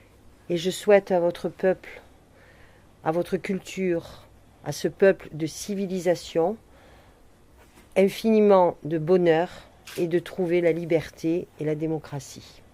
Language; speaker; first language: French; native; French